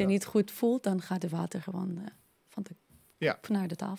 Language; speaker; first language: Dutch; non-native, fluent; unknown